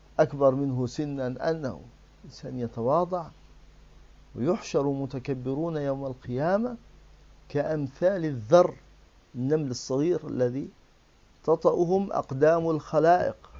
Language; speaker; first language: Arabic; native; Arabic